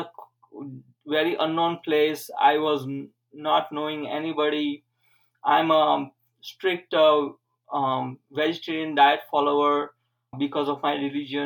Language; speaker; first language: English; non-native, local second language; Gujarati